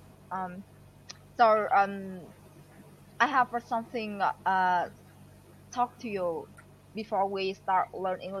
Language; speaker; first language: English; non-native, learner; Vietnamese